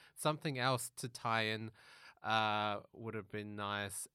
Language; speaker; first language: English; native; English